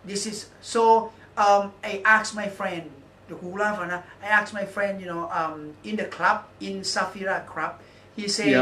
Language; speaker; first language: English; non-native, learner; Thai